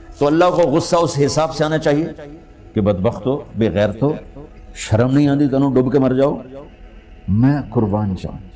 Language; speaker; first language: Urdu; non-native, local second language; Punjabi